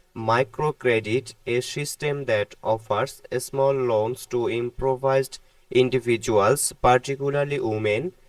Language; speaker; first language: English; non-native, local second language; Bangla